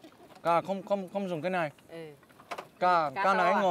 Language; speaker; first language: Vietnamese; non-native, learner; English